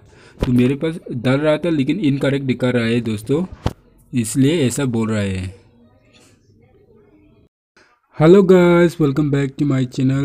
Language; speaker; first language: Hindi; non-native, local second language; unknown